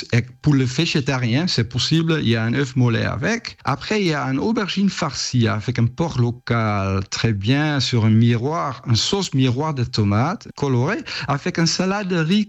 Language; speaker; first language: French; non-native, fluent; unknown